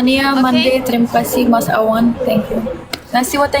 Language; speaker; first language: Indonesian; non-native, learner; Turkish